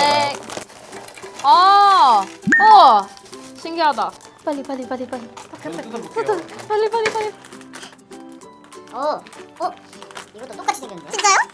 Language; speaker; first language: Korean; non-native, learner; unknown